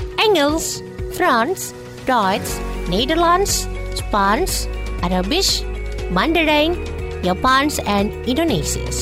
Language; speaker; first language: Dutch; non-native, fluent; Indonesian